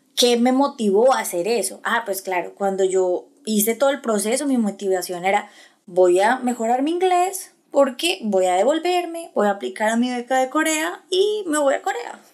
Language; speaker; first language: Spanish; native; Spanish